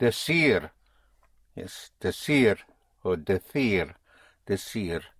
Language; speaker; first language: Spanish; non-native, fluent; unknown